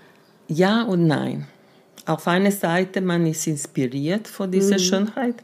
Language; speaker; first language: German; non-native, fluent; Serbian